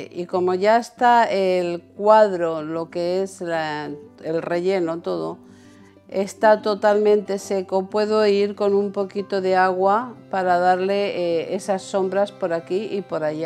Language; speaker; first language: Spanish; native; Spanish